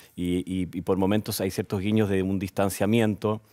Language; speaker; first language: Spanish; native; Spanish